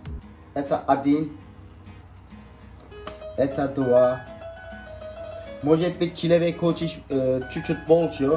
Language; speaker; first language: Russian; non-native, learner; Turkish